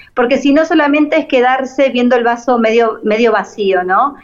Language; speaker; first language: Spanish; native; Spanish